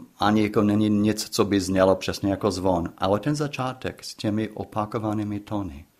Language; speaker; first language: Czech; non-native, fluent; English